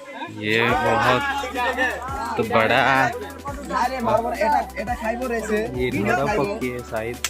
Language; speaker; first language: Hindi; non-native, local second language; Odia